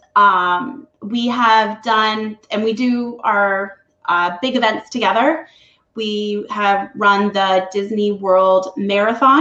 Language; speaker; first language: English; native; English